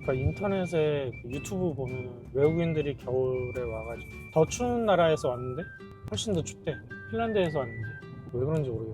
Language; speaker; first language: Korean; native; Korean